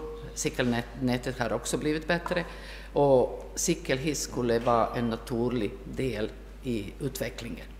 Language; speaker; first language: Swedish; non-native, fluent; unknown